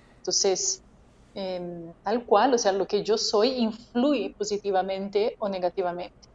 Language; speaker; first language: Spanish; non-native, fluent; Portuguese